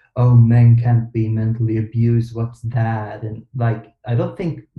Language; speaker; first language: English; non-native, fluent; Swedish